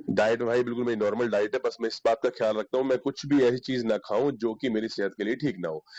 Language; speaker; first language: Hindi; native; Hindi